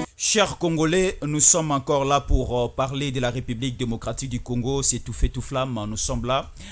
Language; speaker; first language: French; non-native, local second language; Lingala